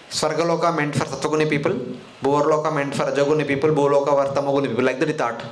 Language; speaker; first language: English; non-native, local second language; Telugu